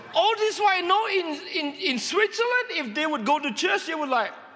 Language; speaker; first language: English; non-native, fluent; Indonesian